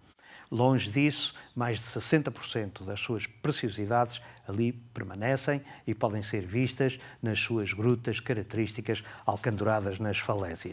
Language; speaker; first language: Portuguese; native; Portuguese